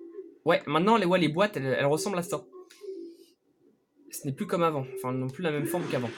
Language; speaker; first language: French; native; French